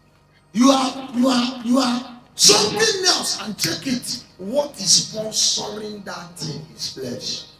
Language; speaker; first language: English; non-native, local second language; Igbo